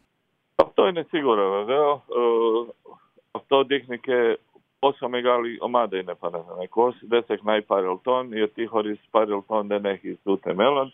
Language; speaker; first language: Greek; non-native, fluent; Croatian